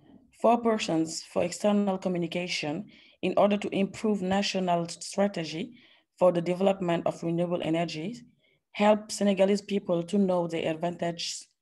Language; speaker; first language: English; non-native, learner; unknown